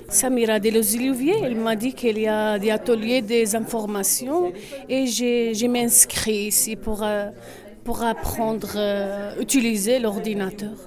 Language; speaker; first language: French; non-native, learner; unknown